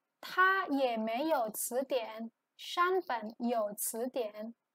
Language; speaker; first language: Chinese; non-native, fluent; Indonesian